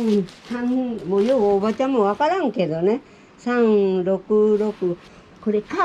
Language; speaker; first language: Japanese; native; Japanese